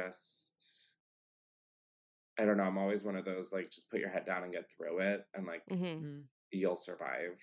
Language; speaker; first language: English; native; English